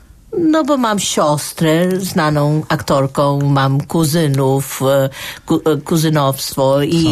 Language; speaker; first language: Polish; non-native, fluent; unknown